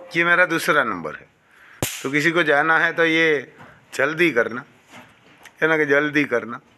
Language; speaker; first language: Hindi; non-native, local second language; Gujarati